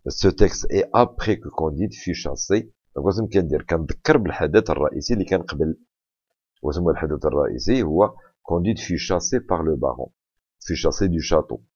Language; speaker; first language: French; non-native, local second language; Arabic